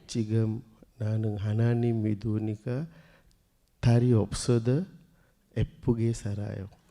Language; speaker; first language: Korean; non-native, learner; Sinhala